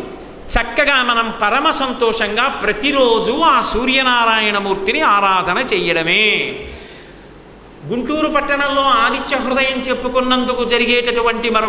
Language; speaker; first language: Telugu; native; Telugu